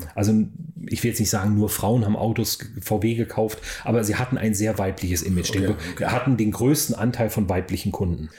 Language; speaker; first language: German; native; German